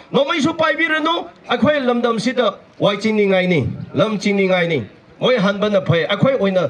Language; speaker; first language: Manipuri; non-native, local second language; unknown